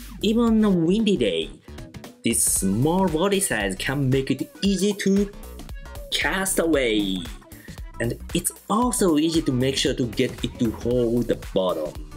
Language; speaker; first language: English; non-native, fluent; Japanese